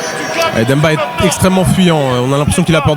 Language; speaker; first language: French; native; French